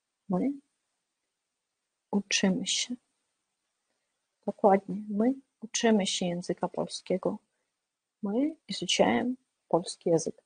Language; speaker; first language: Polish; non-native, fluent; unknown